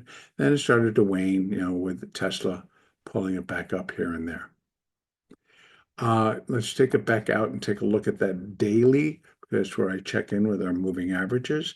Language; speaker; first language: English; native; English